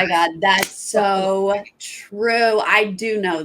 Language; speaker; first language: English; native; English